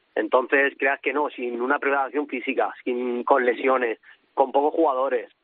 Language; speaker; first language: Spanish; native; Spanish